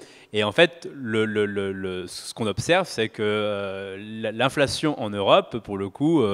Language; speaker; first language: French; native; French